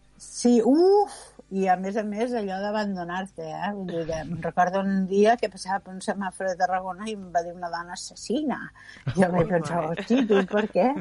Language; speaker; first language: Catalan; native; Catalan